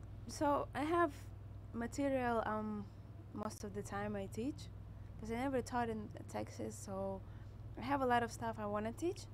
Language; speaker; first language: English; non-native, fluent; Russian